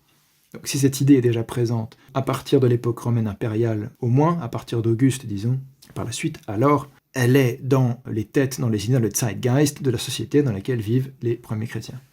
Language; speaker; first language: French; native; French